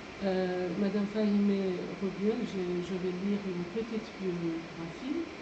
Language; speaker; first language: French; non-native, fluent; Persian